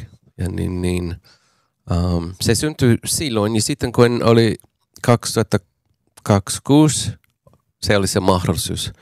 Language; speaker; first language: Finnish; non-native, fluent; English